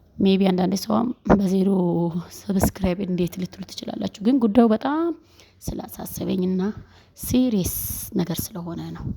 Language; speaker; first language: Amharic; non-native, local second language; Oromo